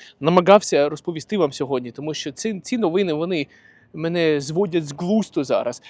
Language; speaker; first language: Ukrainian; non-native, local second language; Russian